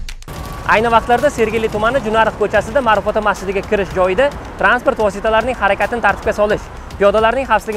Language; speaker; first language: Uzbek; native; Uzbek